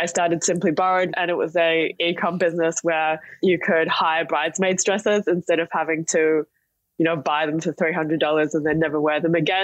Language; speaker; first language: English; native; English